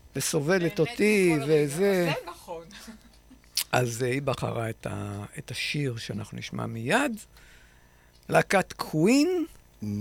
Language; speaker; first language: Hebrew; native; Hebrew